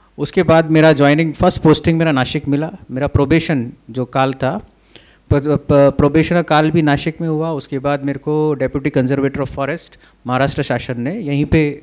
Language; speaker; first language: Hindi; native; Hindi